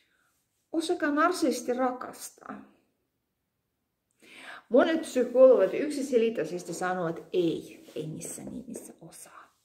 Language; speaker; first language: Finnish; non-native, fluent; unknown